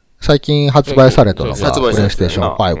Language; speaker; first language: Japanese; native; Japanese